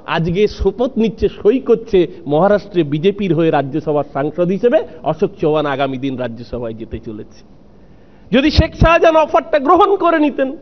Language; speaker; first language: Bangla; native; Bangla